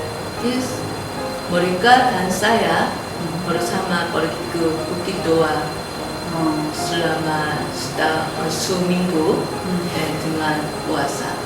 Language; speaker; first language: Indonesian; non-native, learner; Korean